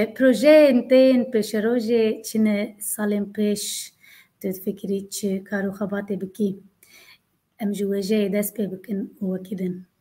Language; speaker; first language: Kurdish; native; Kurdish